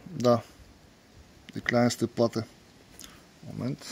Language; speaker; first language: German; non-native, learner; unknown